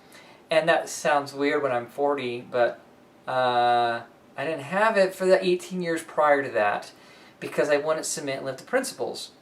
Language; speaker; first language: English; native; English